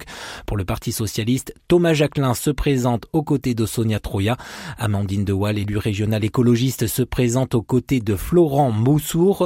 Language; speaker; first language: French; native; French